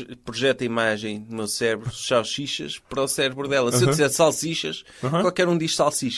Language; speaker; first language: Portuguese; native; Portuguese